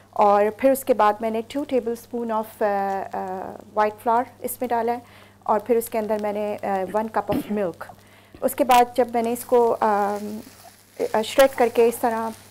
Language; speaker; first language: Urdu; native; Urdu